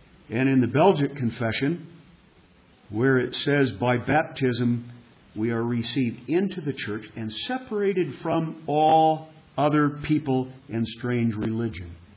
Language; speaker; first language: English; native; English